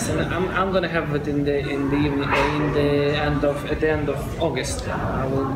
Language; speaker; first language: English; non-native, fluent; Russian